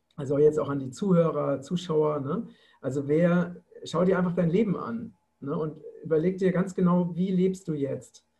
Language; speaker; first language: German; native; German